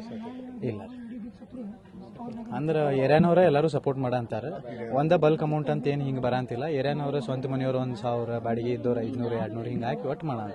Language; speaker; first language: Kannada; native; Kannada